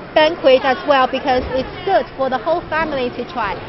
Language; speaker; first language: English; non-native, fluent; Chinese